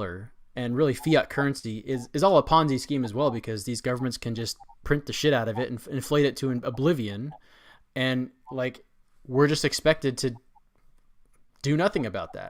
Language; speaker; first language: English; native; English